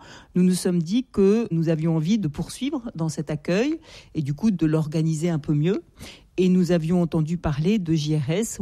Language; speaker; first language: French; native; French